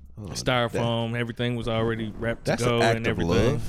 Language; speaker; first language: English; native; English